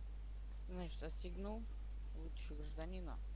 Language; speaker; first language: Russian; native; Russian